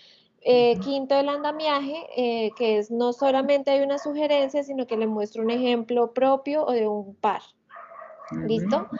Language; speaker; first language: Spanish; native; Spanish